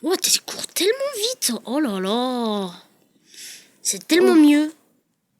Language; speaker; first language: French; native; French